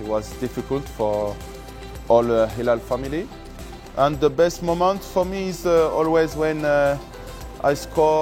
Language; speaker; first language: English; non-native, learner; French